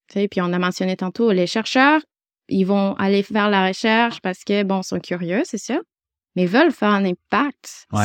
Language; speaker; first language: French; non-native, fluent; Spanish